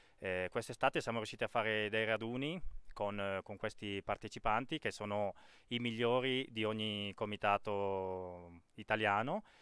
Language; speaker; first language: Italian; native; Italian